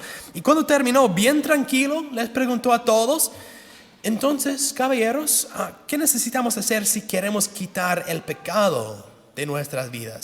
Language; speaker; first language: Spanish; non-native, fluent; English